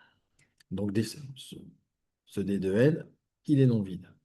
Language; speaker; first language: French; native; French